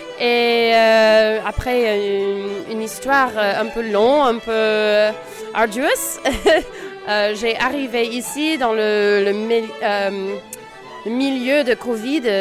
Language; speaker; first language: French; non-native, fluent; English